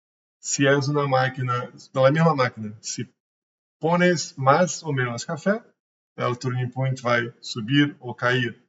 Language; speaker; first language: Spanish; non-native, learner; Portuguese